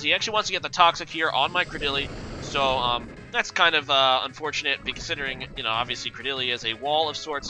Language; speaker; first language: English; native; English